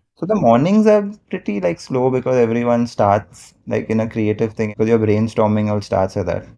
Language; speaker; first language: English; non-native, local second language; Marathi